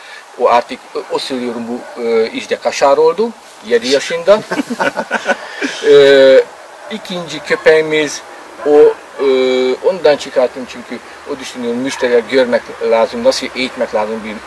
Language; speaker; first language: Turkish; non-native, fluent; Hungarian